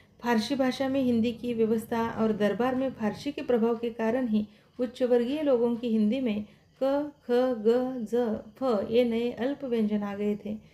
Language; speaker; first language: Hindi; non-native, local second language; Marathi